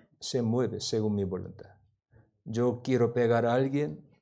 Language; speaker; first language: Spanish; non-native, learner; Korean